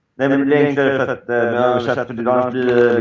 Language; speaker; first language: Swedish; native; Swedish